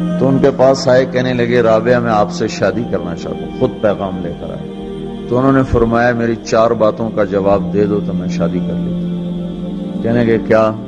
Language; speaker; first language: Urdu; non-native, local second language; Punjabi